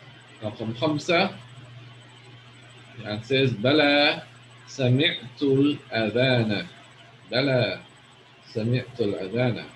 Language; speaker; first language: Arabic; non-native, fluent; English